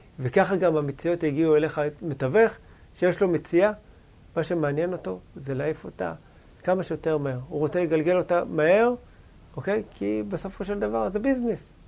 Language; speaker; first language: Hebrew; native; Hebrew